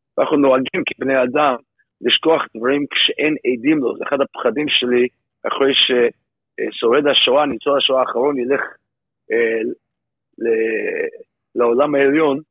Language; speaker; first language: Hebrew; non-native, fluent; English